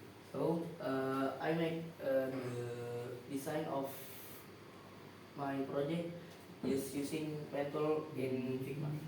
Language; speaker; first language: English; non-native, learner; Indonesian